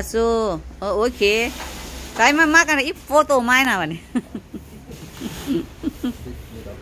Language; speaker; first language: German; non-native, learner; Thai